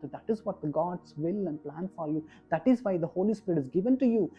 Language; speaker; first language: English; non-native, local second language; Kannada